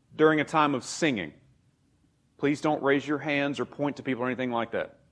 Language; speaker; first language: English; native; English